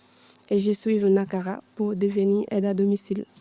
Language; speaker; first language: French; non-native, learner; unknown